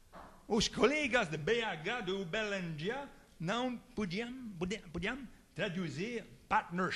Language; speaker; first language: Portuguese; non-native, fluent; French